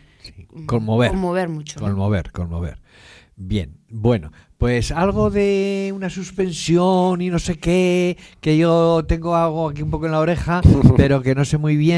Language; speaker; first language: Spanish; native; Spanish